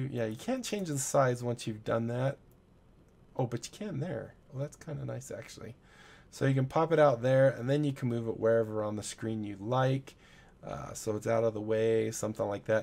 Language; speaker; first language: English; native; English